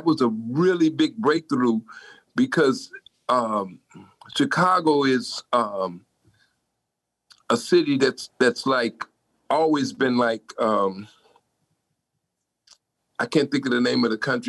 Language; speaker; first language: English; native; English